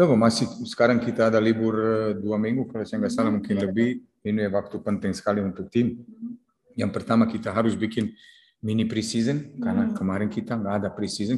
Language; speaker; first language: Indonesian; non-native, fluent; Serbian